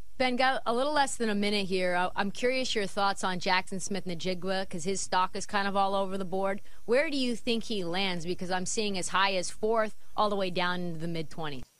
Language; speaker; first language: English; native; English